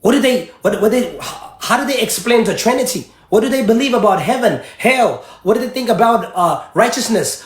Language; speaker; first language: English; early bilingual, other home language; Amharic